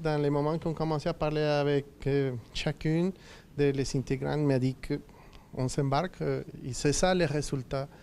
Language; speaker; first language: French; non-native, fluent; Spanish